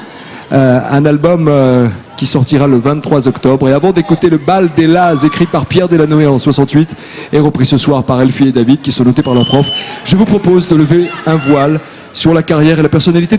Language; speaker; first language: French; native; French